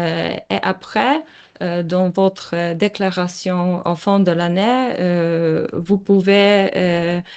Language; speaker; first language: French; non-native, learner; Polish